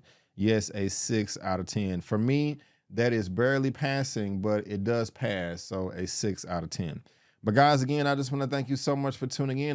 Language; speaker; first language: English; native; English